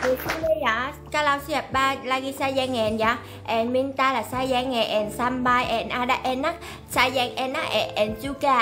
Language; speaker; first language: Indonesian; non-native, learner; Vietnamese